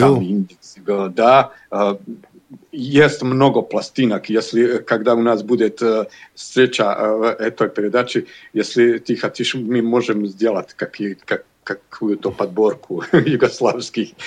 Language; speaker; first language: Russian; non-native, learner; Bosnian